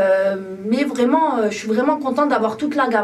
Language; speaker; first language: French; native; French